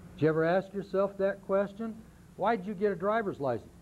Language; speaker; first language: English; native; English